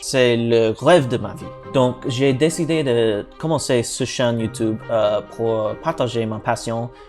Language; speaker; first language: French; non-native, learner; English